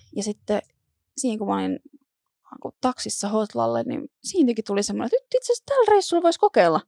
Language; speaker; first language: Finnish; native; Finnish